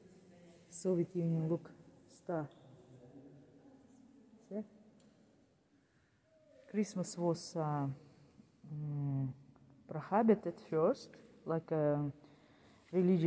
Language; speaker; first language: English; non-native, learner; Russian